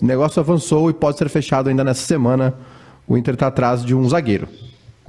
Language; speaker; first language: Portuguese; native; Portuguese